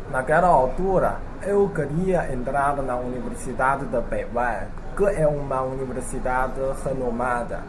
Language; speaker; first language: Portuguese; non-native, learner; Chinese